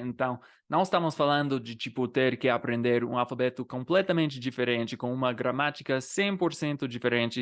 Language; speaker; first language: Portuguese; non-native, fluent; English